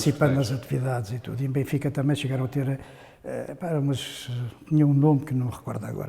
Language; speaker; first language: Portuguese; native; Portuguese